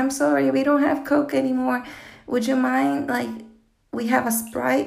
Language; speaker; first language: English; non-native, fluent; Japanese